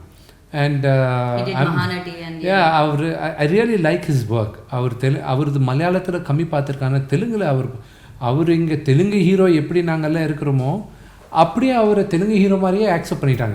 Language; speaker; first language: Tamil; non-native, local second language; Telugu